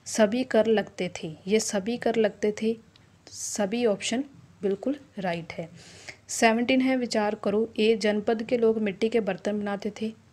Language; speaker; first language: Hindi; non-native, local second language; Punjabi